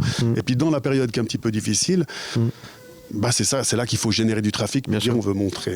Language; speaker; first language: French; native; French